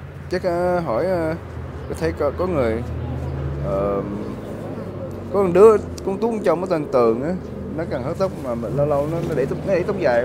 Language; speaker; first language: Vietnamese; early bilingual, heritage; Vietnamese